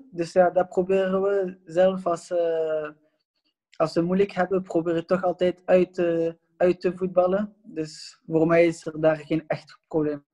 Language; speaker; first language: Dutch; non-native, local second language; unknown